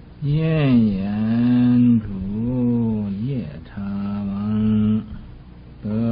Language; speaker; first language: Chinese; native; Chinese